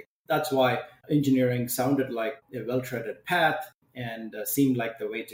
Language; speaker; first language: English; non-native, local second language; Tamil